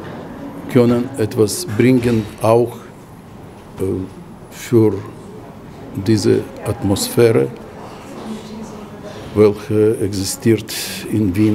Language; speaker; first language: German; non-native, learner; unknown